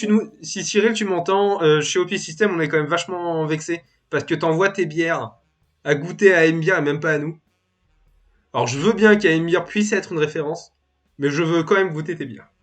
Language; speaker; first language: French; native; French